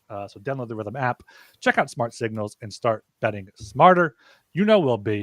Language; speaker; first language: English; native; English